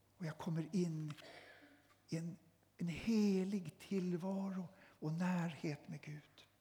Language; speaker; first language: Swedish; native; Swedish